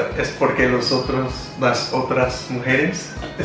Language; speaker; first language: Spanish; non-native, learner; Vietnamese